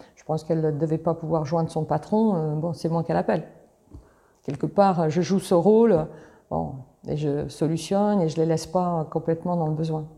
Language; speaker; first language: French; early bilingual, other home language; Italian